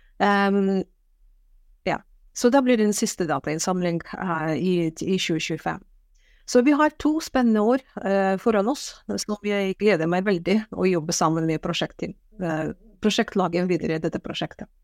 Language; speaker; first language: Norwegian; non-native, fluent; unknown